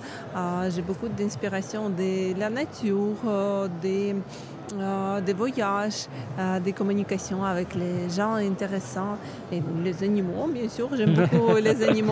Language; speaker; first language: French; non-native, learner; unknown